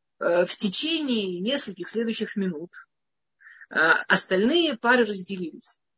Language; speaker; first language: Russian; early bilingual, heritage; Russian